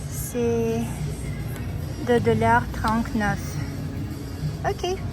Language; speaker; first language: French; non-native, fluent; Russian